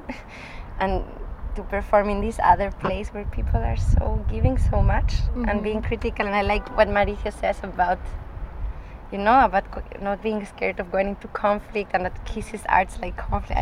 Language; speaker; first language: English; non-native, fluent; Spanish